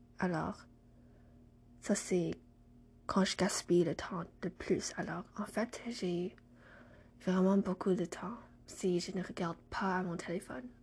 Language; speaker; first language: French; non-native, learner; English